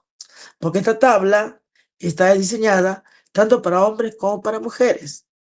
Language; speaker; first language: Spanish; native; Spanish